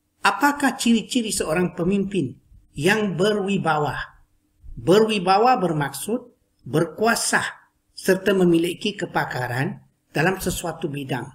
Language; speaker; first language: Malay; non-native, local second language; Chinese